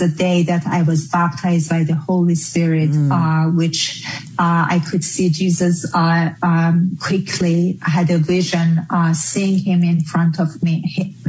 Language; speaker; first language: English; non-native, fluent; Persian